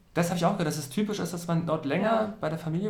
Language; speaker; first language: German; native; German